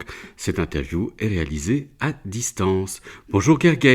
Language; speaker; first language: French; native; French